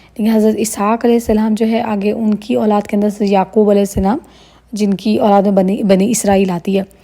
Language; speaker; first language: Urdu; native; Urdu